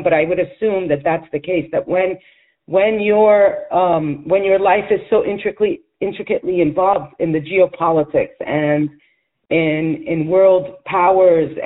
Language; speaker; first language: English; native; English